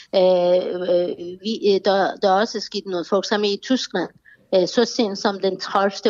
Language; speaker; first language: Danish; non-native, fluent; Persian